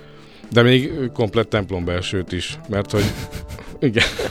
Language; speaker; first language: Hungarian; native; Hungarian